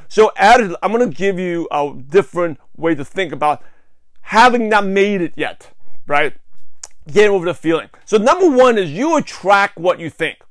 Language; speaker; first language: English; native; English